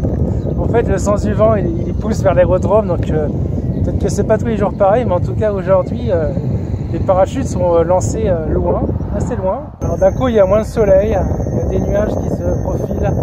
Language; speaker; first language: French; native; French